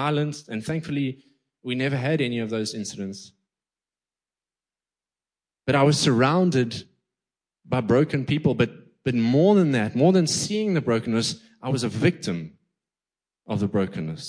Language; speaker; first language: English; native; English